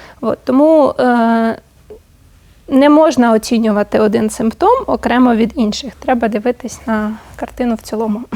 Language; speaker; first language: Ukrainian; native; Ukrainian